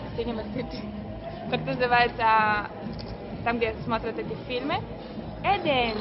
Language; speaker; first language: Russian; early bilingual, heritage; Russian